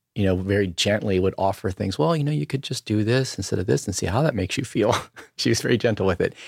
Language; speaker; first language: English; native; English